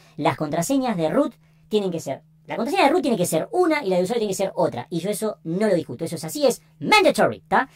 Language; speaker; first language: Spanish; native; Spanish